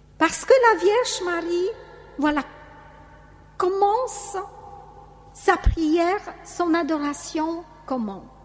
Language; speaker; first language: French; non-native, fluent; Polish